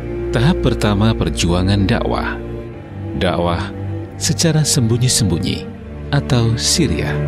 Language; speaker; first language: Indonesian; native; Indonesian